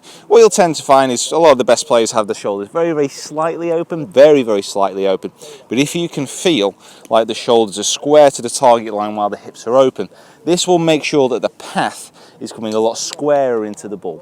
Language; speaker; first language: English; native; English